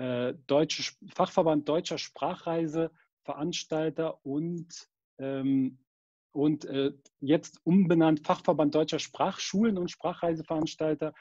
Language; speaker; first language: German; native; German